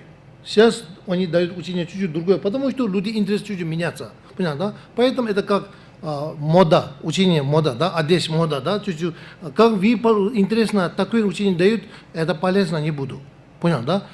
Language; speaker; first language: Russian; non-native, learner; Tibetan